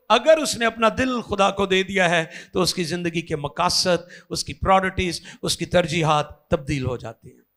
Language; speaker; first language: Urdu; non-native, local second language; Punjabi